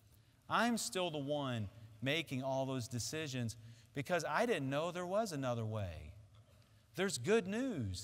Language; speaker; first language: English; native; English